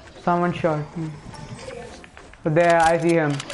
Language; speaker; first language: English; non-native, local second language; Hindi